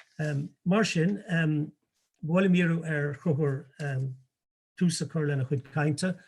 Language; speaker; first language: Irish; native; Irish